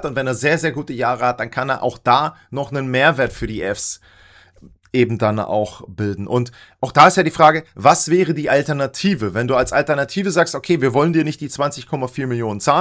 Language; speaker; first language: German; native; German